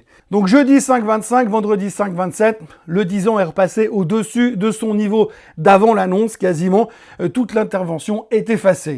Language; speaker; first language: French; native; French